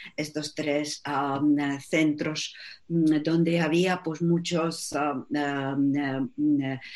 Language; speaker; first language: Spanish; non-native, fluent; Czech